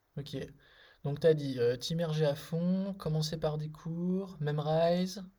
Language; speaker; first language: French; native; French